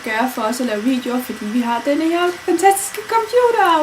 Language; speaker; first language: Danish; native; Danish